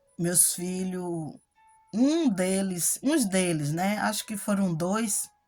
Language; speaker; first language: Portuguese; native; Portuguese